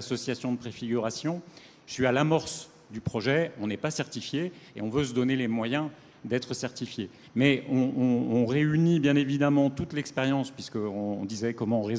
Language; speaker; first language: French; native; French